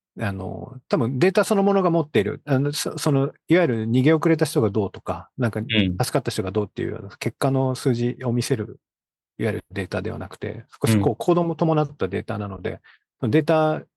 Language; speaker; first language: Japanese; native; Japanese